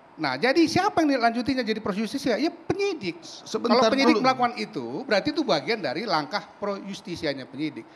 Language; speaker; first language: Indonesian; native; Indonesian